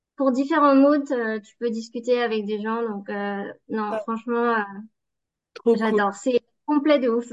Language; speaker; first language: French; native; French